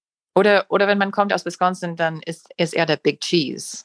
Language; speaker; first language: German; non-native, fluent; English